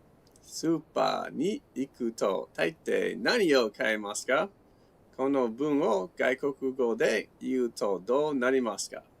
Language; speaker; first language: Japanese; non-native, learner; English